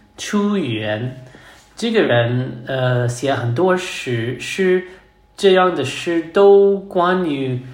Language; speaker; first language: Chinese; non-native, learner; English